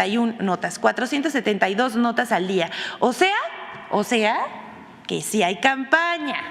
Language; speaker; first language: Spanish; native; Spanish